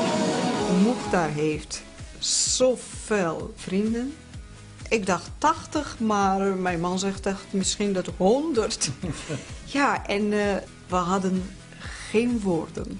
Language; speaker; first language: Dutch; non-native, learner; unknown